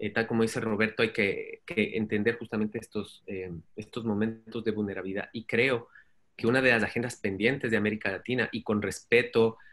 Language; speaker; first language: Spanish; native; Spanish